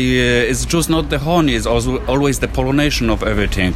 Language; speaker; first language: English; non-native, fluent; Polish